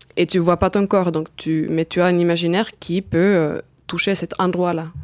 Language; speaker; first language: French; non-native, fluent; Finnish